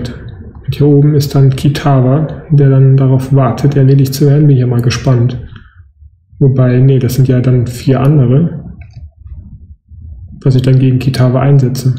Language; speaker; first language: German; native; German